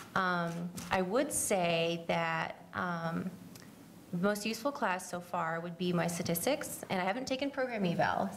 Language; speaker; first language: English; native; English